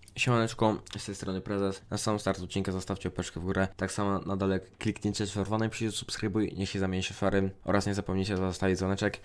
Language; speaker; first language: Polish; native; Polish